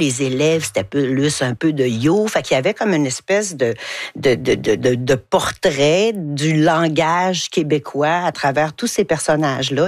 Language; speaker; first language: French; native; French